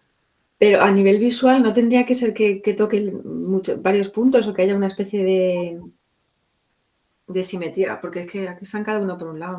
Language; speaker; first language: Spanish; native; Spanish